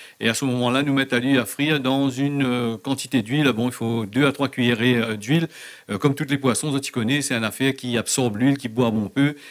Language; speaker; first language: French; native; French